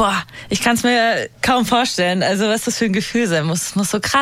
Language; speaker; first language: German; native; German